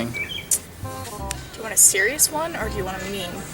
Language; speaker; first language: English; native; English